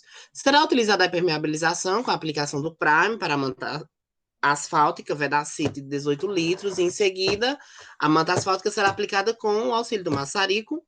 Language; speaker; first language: Portuguese; native; Portuguese